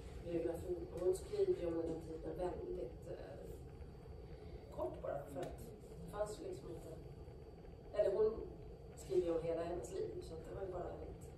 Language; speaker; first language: Swedish; native; Swedish